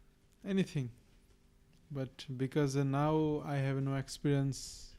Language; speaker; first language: English; non-native, learner; Bangla